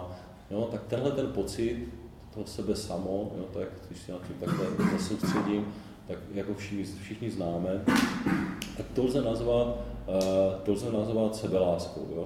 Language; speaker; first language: Czech; native; Czech